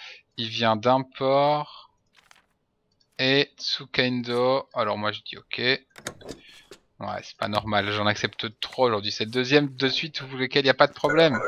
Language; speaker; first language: French; native; French